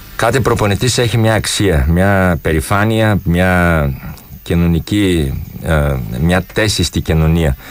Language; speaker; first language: Greek; non-native, fluent; Polish